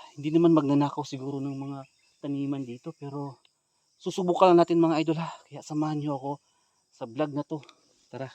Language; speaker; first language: Filipino; native; Filipino